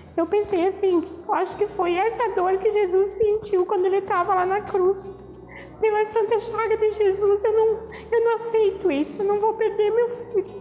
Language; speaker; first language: Portuguese; native; Portuguese